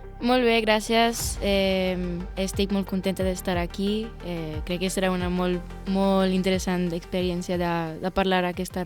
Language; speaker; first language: Catalan; non-native, local second language; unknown